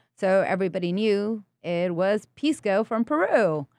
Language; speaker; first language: English; early bilingual, other home language; Spanish